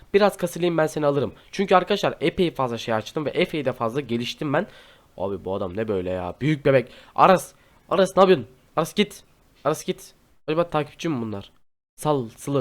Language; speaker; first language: Turkish; native; Turkish